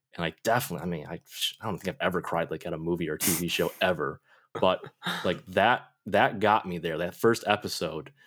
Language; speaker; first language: English; native; English